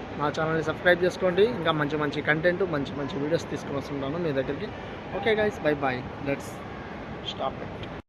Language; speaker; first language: Telugu; non-native, local second language; Urdu